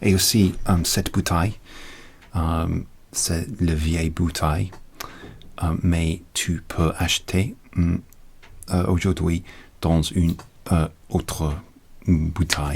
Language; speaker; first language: French; non-native, learner; English